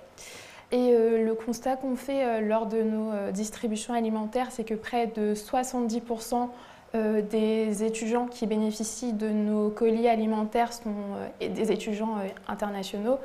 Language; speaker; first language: French; native; French